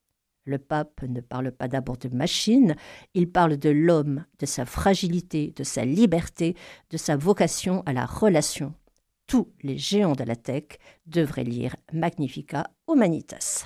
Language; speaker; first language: French; native; French